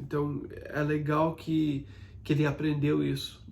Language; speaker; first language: Portuguese; non-native, fluent; English